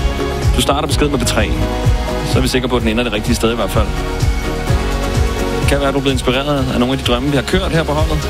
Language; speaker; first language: Danish; native; Danish